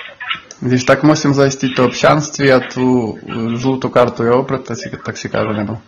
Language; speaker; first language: Czech; non-native, learner; Ukrainian